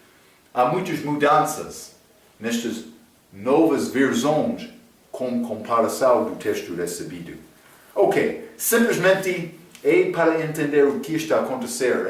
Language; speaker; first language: Portuguese; non-native, fluent; English